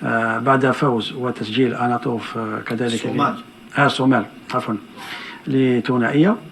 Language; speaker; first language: Arabic; native; Arabic